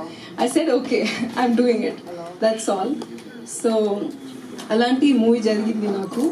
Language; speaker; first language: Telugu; non-native, learner; Tamil